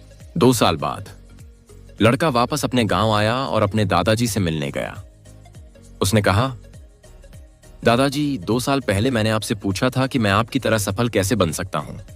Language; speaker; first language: Hindi; native; Hindi